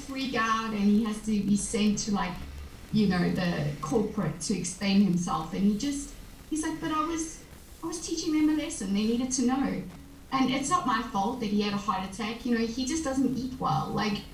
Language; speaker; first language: English; native; English